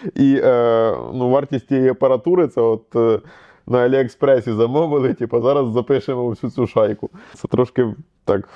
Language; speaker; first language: Ukrainian; native; Ukrainian